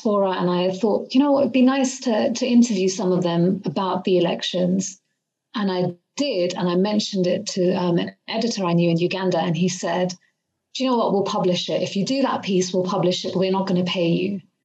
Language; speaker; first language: English; native; English